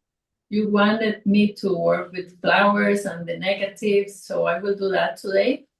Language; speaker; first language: English; non-native, fluent; Spanish